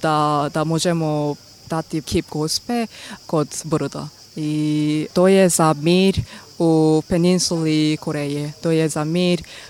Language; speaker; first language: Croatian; non-native, learner; Korean